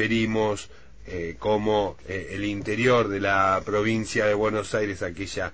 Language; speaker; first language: Spanish; native; Spanish